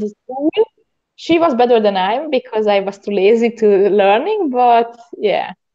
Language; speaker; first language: English; non-native, learner; Hungarian